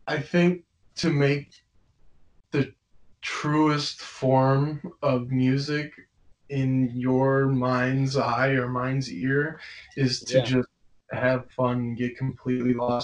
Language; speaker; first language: English; native; English